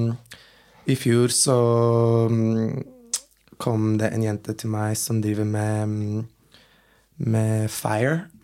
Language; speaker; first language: Norwegian; non-native, fluent; English